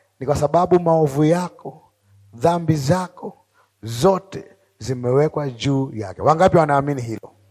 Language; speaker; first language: Swahili; native; Swahili